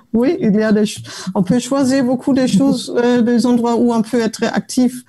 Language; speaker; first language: French; non-native, fluent; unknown